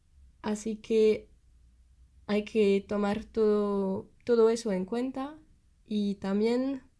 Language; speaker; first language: Spanish; non-native, fluent; French